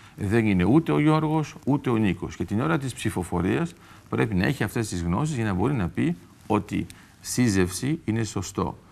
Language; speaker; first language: Greek; early bilingual, heritage; Greek